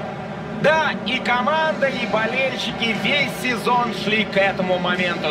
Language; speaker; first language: Russian; native; Russian